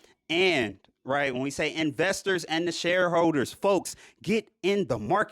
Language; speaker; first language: English; native; English